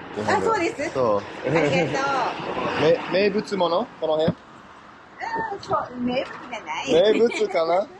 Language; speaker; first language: Japanese; non-native, learner; English